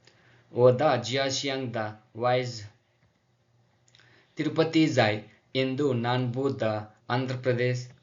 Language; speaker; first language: Chinese; non-native, learner; Telugu